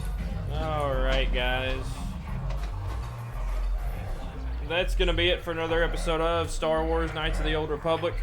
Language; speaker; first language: English; native; English